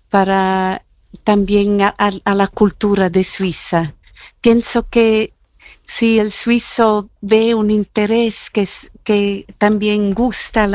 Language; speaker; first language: Spanish; non-native, fluent; German